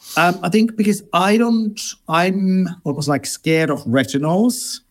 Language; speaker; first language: English; non-native, fluent; Finnish